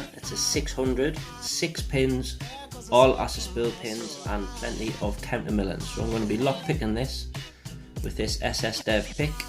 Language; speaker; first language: English; native; English